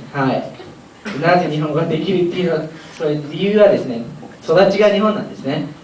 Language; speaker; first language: Japanese; early bilingual, other home language; Korean